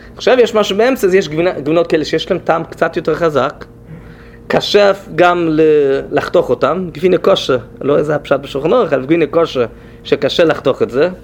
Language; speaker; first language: Hebrew; non-native, fluent; English